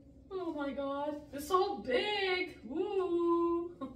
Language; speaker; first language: English; early bilingual, other home language; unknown